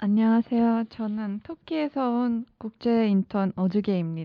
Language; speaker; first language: Korean; non-native, learner; Turkish